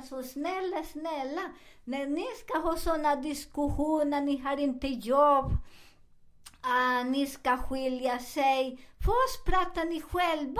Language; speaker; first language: Swedish; non-native, learner; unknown